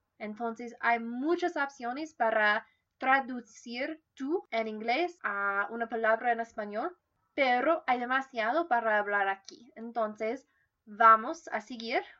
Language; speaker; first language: Spanish; non-native, learner; English